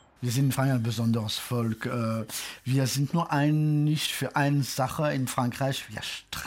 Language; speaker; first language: German; non-native, fluent; French